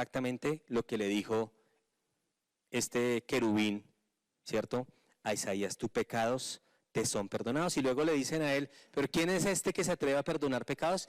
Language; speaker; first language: Spanish; native; Spanish